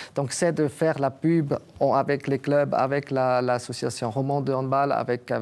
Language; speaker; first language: French; native; French